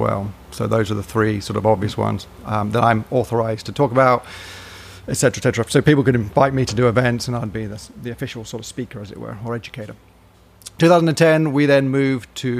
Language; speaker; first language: English; native; English